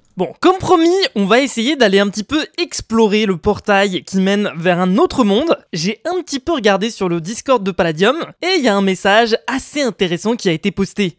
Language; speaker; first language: French; native; French